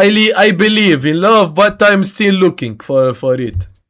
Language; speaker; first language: English; non-native, learner; Arabic